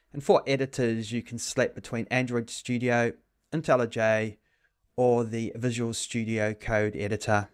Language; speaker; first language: English; native; English